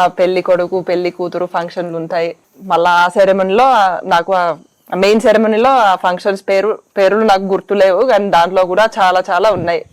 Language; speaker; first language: Telugu; non-native, fluent; Finnish